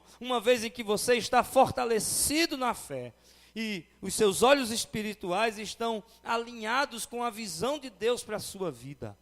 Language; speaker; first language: Portuguese; native; Portuguese